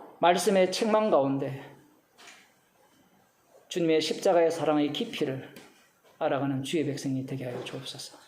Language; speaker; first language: Korean; native; Korean